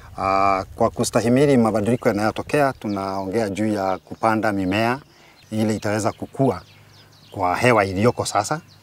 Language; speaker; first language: Swahili; non-native, local second language; Kikuyu